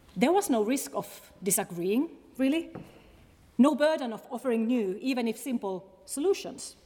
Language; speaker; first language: English; non-native, fluent; Finnish